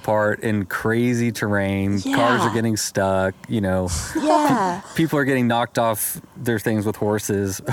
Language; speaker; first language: English; native; English